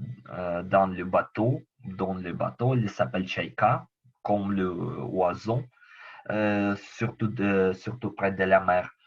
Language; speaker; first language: French; non-native, learner; Ukrainian